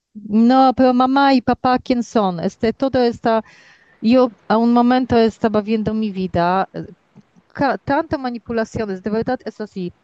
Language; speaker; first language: Spanish; non-native, learner; Polish